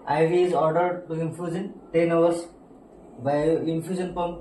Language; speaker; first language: English; non-native, local second language; Marathi